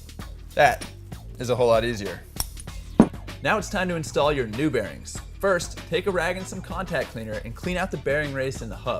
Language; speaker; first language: English; native; English